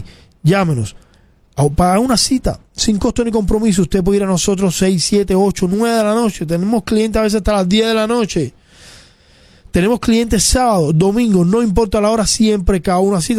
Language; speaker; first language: Spanish; native; Spanish